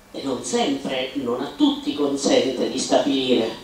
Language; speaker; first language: Italian; native; Italian